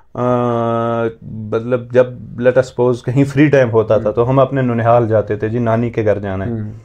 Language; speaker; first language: Hindi; native; Hindi